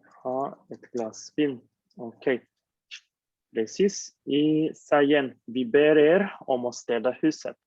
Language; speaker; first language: Swedish; non-native, fluent; Spanish